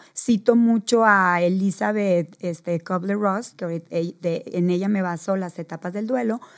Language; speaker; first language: Spanish; native; Spanish